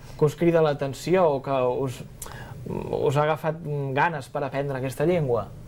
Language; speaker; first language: Catalan; native; Catalan